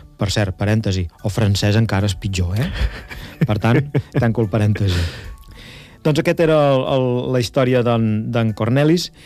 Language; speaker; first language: Catalan; native; Catalan